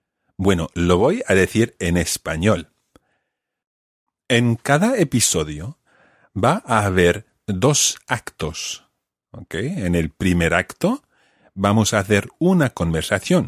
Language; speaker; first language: Spanish; non-native, fluent; English